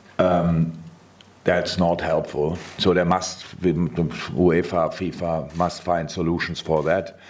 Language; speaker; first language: English; non-native, fluent; German